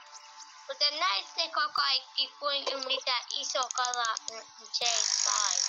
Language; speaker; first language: Finnish; early bilingual, other home language; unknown